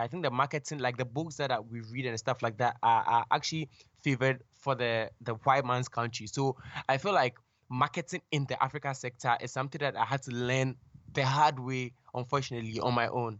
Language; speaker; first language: English; non-native, local second language; Akan